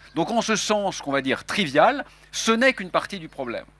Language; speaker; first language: French; native; French